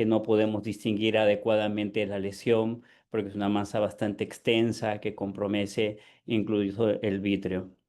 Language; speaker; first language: Spanish; native; Spanish